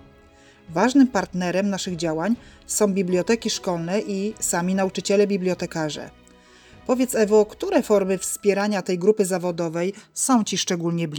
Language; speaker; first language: Polish; native; Polish